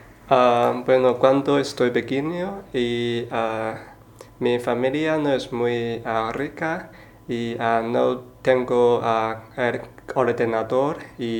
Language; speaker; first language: Spanish; non-native, learner; Chinese